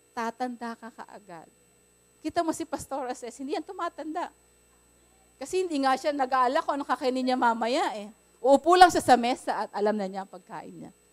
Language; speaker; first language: Filipino; native; Filipino